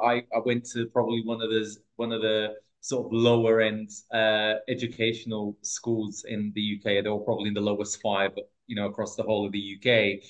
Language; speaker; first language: English; early bilingual, other home language; Portuguese